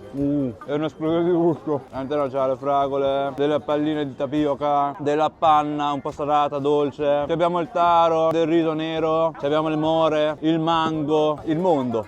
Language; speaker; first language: Italian; early bilingual, other home language; Chinese